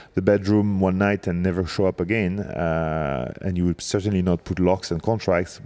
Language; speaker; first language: English; non-native, fluent; French